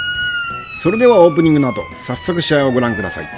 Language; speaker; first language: Japanese; native; Japanese